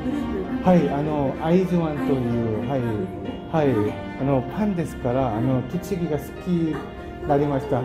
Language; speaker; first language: Japanese; non-native, learner; Korean